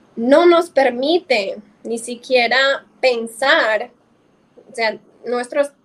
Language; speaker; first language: Spanish; non-native, fluent; English